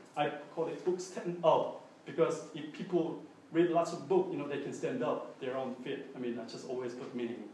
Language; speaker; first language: English; non-native, fluent; Korean